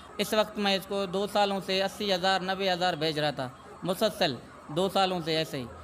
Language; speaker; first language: Urdu; non-native, local second language; Sindhi